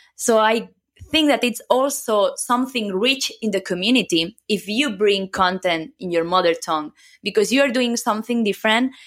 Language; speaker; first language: English; non-native, fluent; Catalan